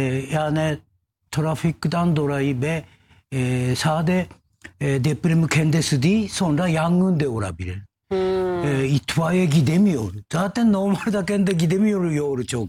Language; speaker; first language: Turkish; non-native, learner; Japanese